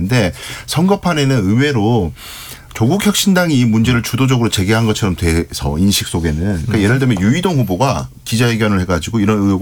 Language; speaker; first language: Korean; native; Korean